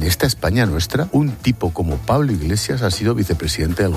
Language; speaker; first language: Spanish; native; Spanish